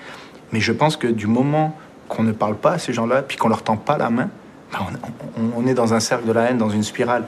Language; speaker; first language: French; early bilingual, other home language; Arabic